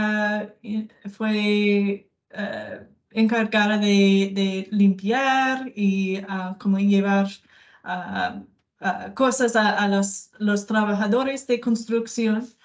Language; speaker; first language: Spanish; non-native, learner; English